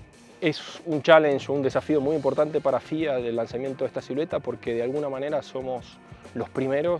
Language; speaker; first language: Spanish; native; Spanish